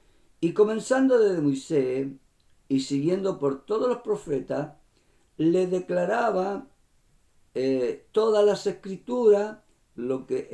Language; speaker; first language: Spanish; native; Spanish